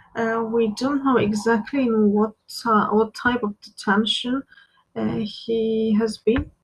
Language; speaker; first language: English; non-native, fluent; Polish